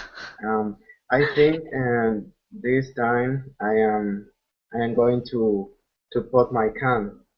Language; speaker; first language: English; non-native, learner; Spanish